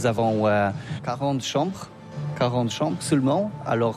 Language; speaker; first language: French; non-native, learner; Polish